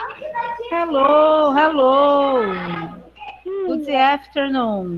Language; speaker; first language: English; non-native, fluent; Portuguese